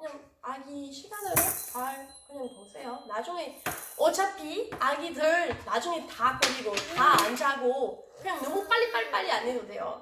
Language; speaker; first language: Korean; non-native, learner; French